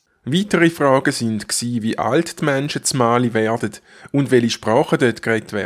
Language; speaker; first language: German; native; German